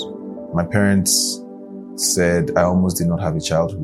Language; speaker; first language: English; non-native, local second language; Yoruba